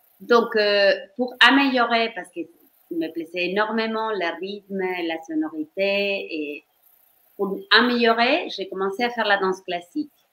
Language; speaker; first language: French; non-native, fluent; Spanish